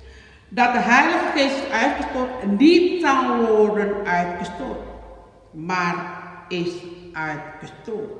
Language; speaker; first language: Dutch; non-native, learner; Indonesian